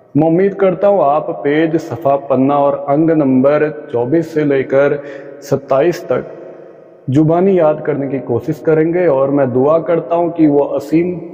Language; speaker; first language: Hindi; non-native, local second language; Punjabi